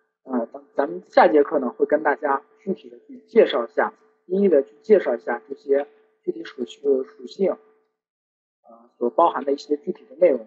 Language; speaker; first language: Chinese; native; Chinese